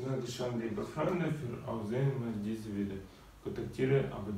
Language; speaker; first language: German; non-native, learner; Russian